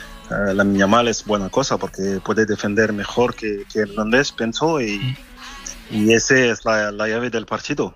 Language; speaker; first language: Spanish; non-native, fluent; French